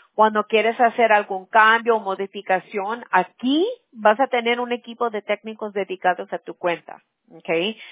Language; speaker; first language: Spanish; early bilingual, heritage; Spanish